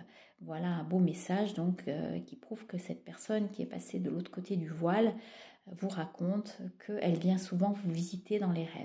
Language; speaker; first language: French; native; French